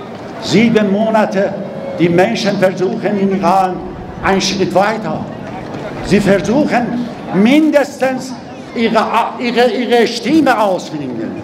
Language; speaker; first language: German; non-native, learner; Persian